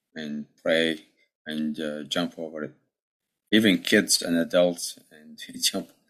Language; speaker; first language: English; early bilingual, other home language; Arabic